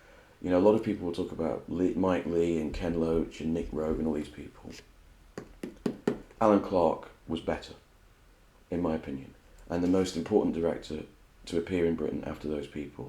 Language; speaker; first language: English; native; English